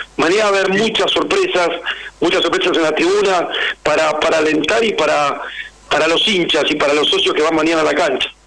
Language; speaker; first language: Spanish; native; Spanish